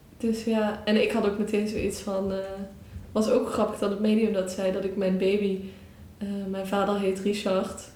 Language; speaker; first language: Dutch; native; Dutch